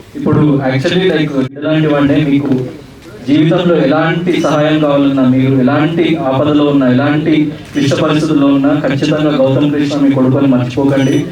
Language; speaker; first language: Telugu; native; Telugu